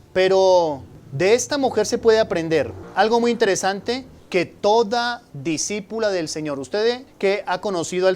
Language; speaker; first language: Spanish; native; Spanish